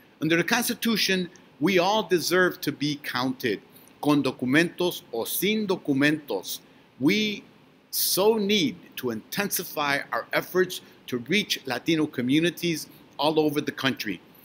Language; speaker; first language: English; early bilingual, other home language; Spanish